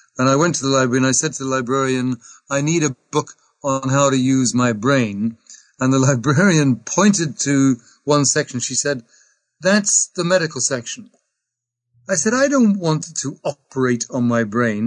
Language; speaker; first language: English; native; English